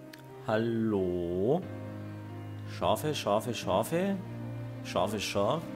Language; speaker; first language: German; native; German